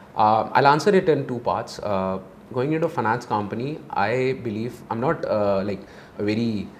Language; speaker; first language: English; non-native, local second language; Hindi